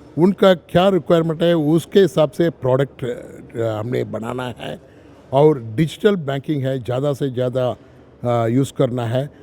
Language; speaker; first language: Hindi; non-native, local second language; Tamil